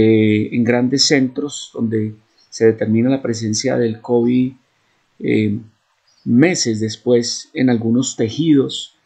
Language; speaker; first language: Spanish; native; Spanish